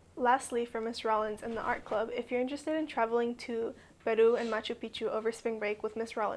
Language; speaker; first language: English; native; English